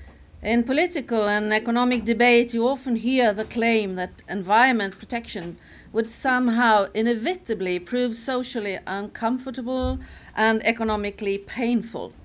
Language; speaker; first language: English; non-native, fluent; Swedish